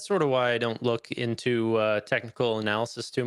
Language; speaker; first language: English; native; English